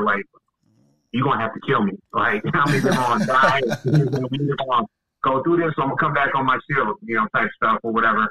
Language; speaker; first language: English; native; English